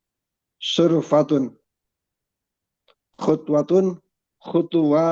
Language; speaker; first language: Arabic; non-native, learner; Indonesian